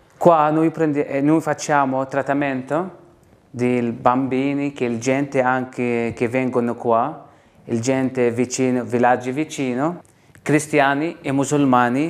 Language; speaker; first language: Italian; non-native, learner; Arabic